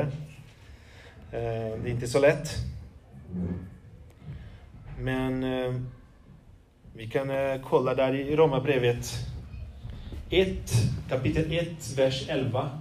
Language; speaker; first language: Swedish; non-native, fluent; Portuguese